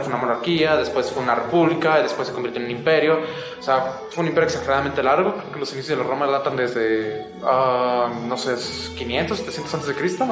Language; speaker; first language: Spanish; native; Spanish